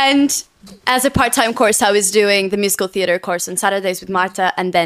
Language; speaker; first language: English; non-native, fluent; Portuguese